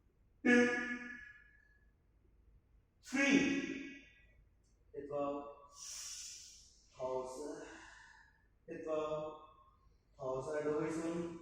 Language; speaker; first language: Vietnamese; non-native, learner; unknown